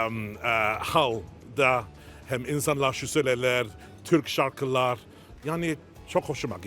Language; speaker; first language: Turkish; non-native, learner; English